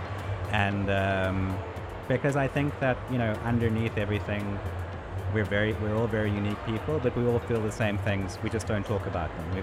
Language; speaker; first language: English; native; English